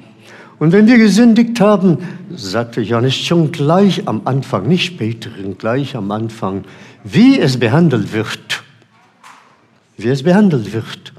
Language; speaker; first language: German; non-native, fluent; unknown